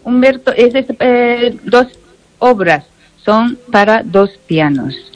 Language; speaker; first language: Spanish; non-native, learner; Japanese